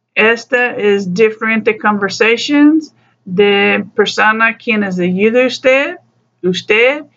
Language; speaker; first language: Spanish; non-native, learner; English